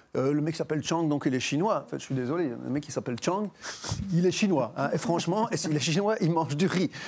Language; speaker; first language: French; native; French